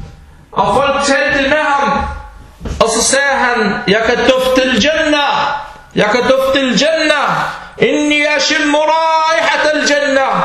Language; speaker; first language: Danish; early bilingual, other home language; Arabic